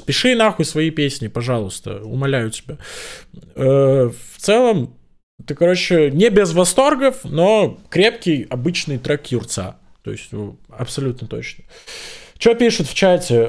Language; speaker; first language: Russian; native; Russian